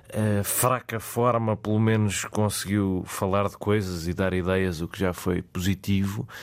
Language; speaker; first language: Portuguese; native; Portuguese